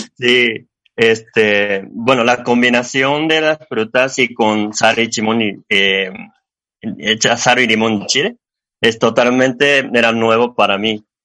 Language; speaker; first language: Spanish; non-native, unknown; Japanese